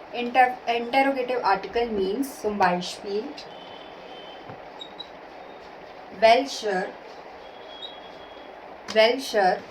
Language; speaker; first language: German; non-native, learner; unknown